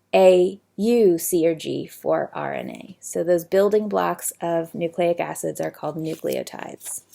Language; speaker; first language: English; native; English